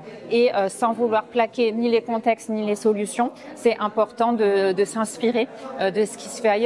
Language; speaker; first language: French; native; French